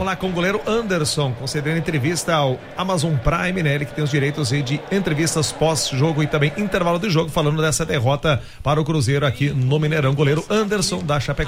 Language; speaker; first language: Portuguese; native; Portuguese